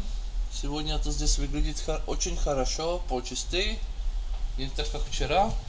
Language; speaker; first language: Russian; early bilingual, heritage; Russian